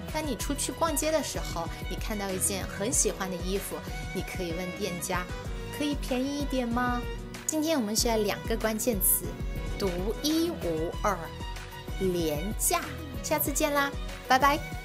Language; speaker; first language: Chinese; native; Chinese